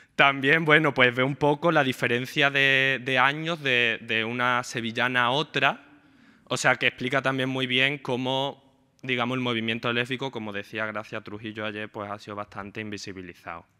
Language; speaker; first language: Spanish; native; Spanish